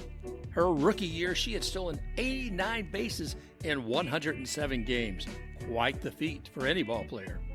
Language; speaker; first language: English; native; English